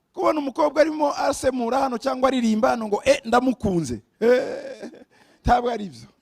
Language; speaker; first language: Kinyarwanda; early bilingual, heritage; Kinyarwanda